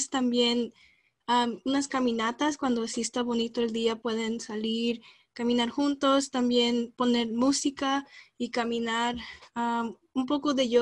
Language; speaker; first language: Spanish; early bilingual, other home language; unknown